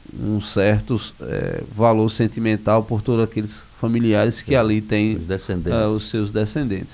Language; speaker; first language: Portuguese; native; Portuguese